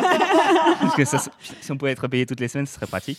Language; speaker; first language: French; native; French